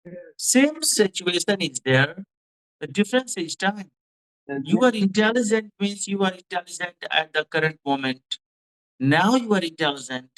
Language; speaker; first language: English; non-native, fluent; Hindi